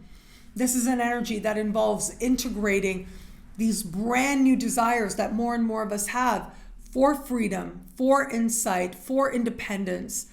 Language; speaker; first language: English; native; English